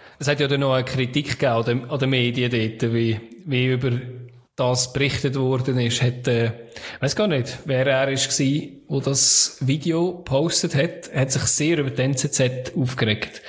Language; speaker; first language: German; native; German